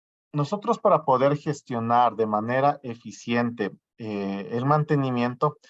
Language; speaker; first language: Spanish; native; Spanish